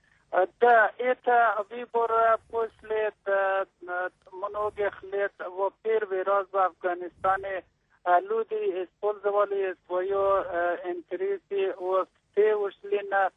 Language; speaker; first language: Russian; non-native, learner; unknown